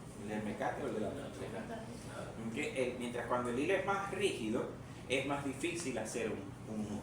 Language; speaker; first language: Spanish; native; Spanish